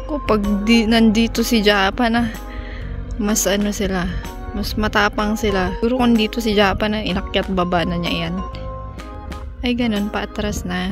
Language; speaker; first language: Filipino; native; Filipino